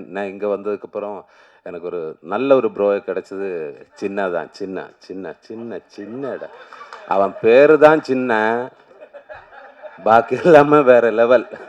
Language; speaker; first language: Tamil; non-native, learner; Malayalam